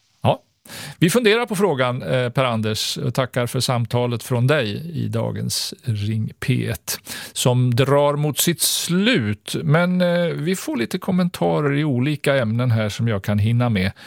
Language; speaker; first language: Swedish; native; Swedish